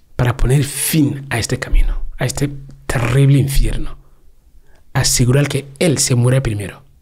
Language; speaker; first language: Spanish; non-native, fluent; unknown